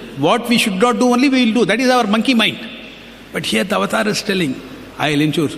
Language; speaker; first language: English; non-native, local second language; Tamil